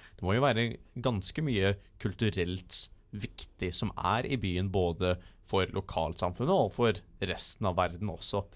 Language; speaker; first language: Norwegian; native; Norwegian